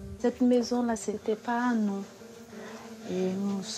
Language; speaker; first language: French; non-native, local second language; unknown